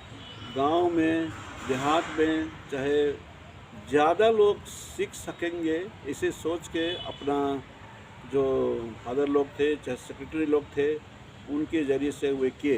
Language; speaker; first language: Hindi; non-native, local second language; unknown